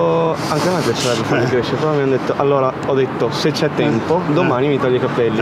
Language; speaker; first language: Italian; native; Italian